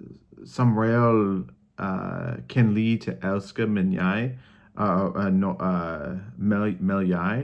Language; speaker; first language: Danish; non-native, learner; English